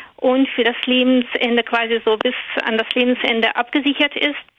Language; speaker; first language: German; non-native, fluent; Russian